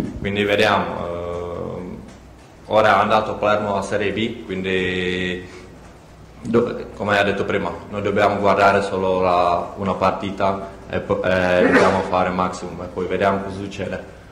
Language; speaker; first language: Italian; non-native, learner; Czech